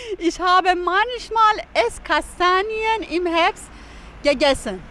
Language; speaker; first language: German; non-native, fluent; Persian